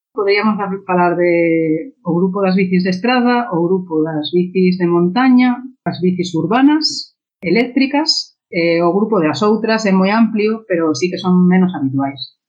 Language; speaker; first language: Galician; non-native, local second language; Spanish